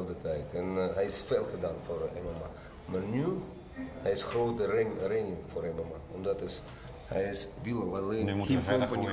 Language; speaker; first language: Dutch; non-native, learner; Russian